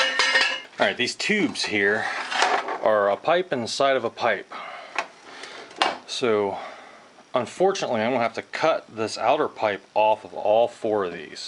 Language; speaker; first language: English; native; English